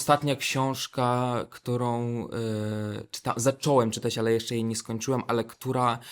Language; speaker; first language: Polish; non-native, fluent; Belarusian